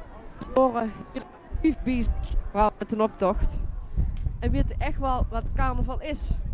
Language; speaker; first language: Dutch; native; Dutch